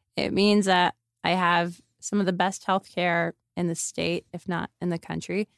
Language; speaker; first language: English; native; English